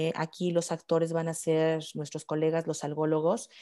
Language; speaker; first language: Spanish; native; Spanish